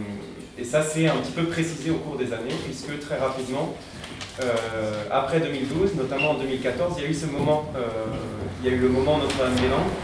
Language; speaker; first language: French; native; French